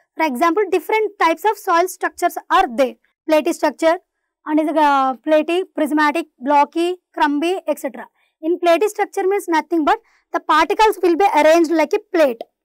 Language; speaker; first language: English; non-native, local second language; Telugu